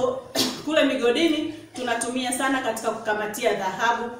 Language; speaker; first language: Swahili; native; Swahili